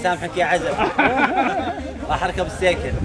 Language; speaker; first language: Arabic; native; Arabic